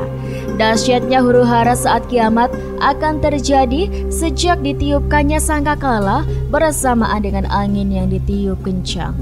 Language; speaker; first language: Indonesian; native; Indonesian